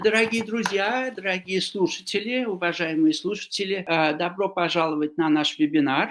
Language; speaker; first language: Russian; non-native, fluent; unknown